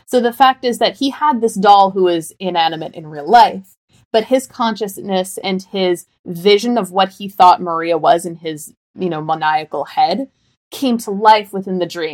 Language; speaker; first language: English; native; English